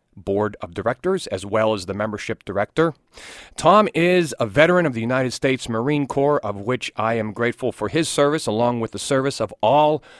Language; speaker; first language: English; native; English